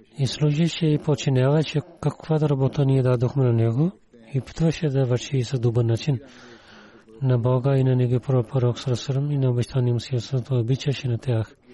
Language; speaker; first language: Bulgarian; non-native, learner; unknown